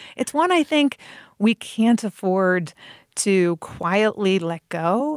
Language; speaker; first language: English; early bilingual, other home language; Persian